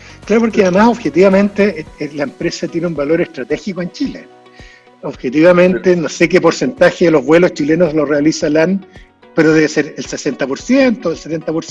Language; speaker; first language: Spanish; native; Spanish